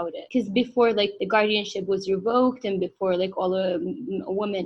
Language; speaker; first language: English; non-native, fluent; Arabic